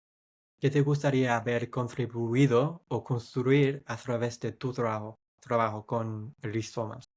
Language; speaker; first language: Spanish; non-native, fluent; English